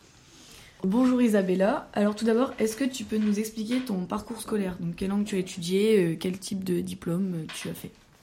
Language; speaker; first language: French; native; French